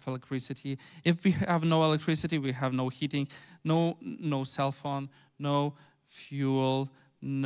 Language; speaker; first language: English; non-native, fluent; Ukrainian